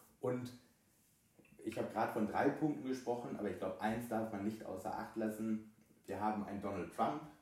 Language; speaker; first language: German; native; German